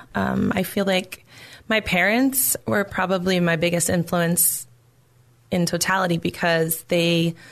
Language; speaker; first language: English; native; English